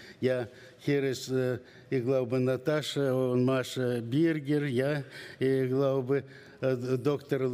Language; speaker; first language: German; non-native, learner; Russian